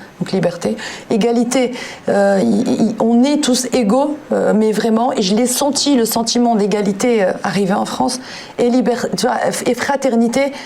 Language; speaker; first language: French; non-native, local second language; Arabic